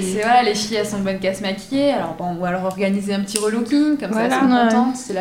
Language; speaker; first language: French; native; French